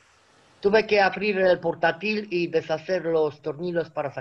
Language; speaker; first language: Spanish; non-native, fluent; Romanian